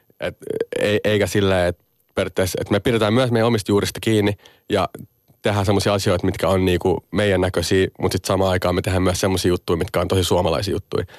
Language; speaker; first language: Finnish; early bilingual, other home language; Somali